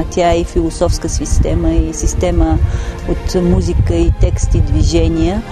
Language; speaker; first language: Bulgarian; native; Bulgarian